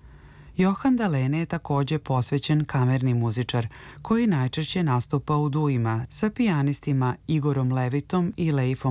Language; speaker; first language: Serbian; native; Serbian